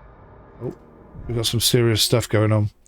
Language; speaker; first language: English; native; English